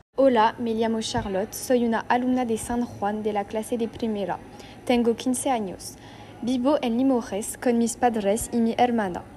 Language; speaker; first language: Spanish; non-native, learner; French